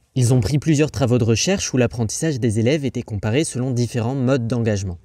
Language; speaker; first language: French; native; French